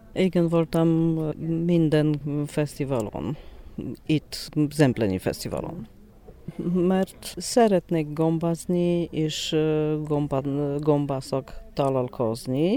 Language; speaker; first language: Hungarian; non-native, learner; Polish